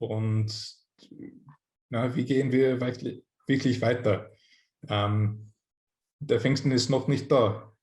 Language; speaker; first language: German; non-native, fluent; English